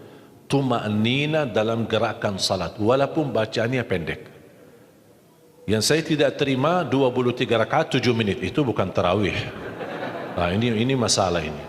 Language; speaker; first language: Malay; non-native, fluent; Arabic